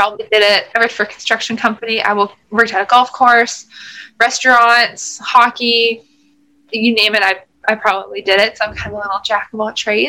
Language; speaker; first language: English; native; English